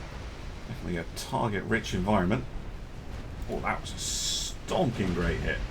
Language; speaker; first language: English; native; English